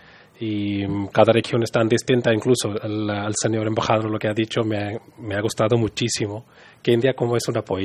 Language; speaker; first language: Spanish; non-native, fluent; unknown